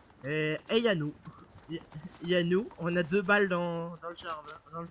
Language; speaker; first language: French; native; French